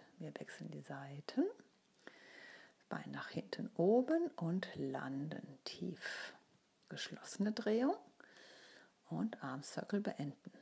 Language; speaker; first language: German; native; German